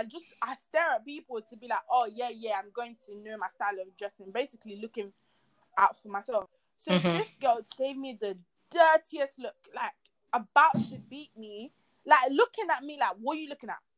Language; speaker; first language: English; non-native, local second language; Yoruba